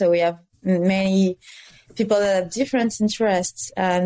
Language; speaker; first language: English; non-native, fluent; French